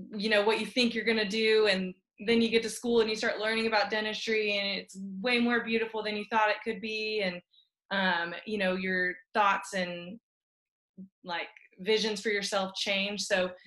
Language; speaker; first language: English; native; English